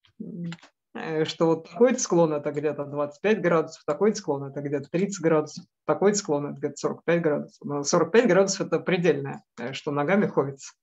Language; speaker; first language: Russian; native; Russian